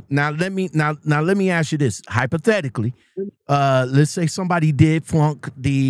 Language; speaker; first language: English; native; English